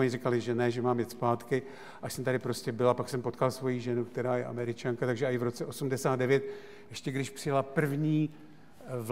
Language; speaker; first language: Czech; native; Czech